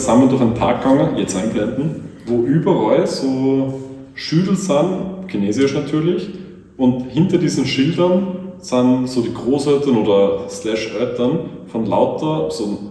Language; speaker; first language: German; native; German